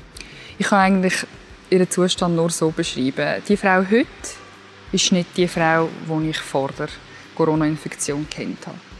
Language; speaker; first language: German; early bilingual, other home language; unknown